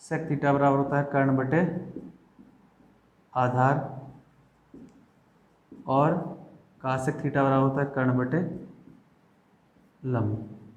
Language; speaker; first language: Hindi; native; Hindi